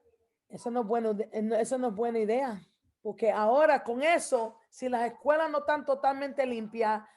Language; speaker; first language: Spanish; early bilingual, heritage; Spanish